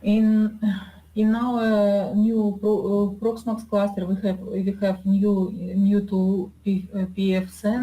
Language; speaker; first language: English; non-native, learner; Russian